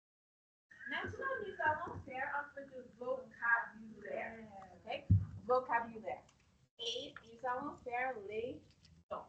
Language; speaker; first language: French; non-native, fluent; English